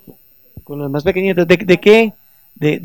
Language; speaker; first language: Spanish; native; Spanish